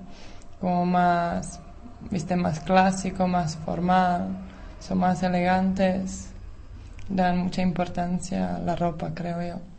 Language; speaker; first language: Spanish; non-native, fluent; Czech